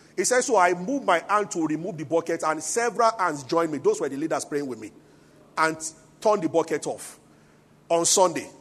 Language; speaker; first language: English; non-native, local second language; Yoruba